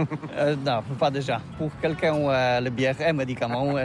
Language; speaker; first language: French; non-native, learner; Polish